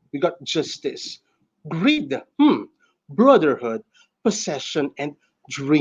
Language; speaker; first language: English; non-native, local second language; Filipino